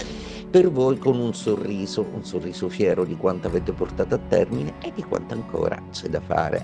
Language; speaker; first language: Italian; native; Italian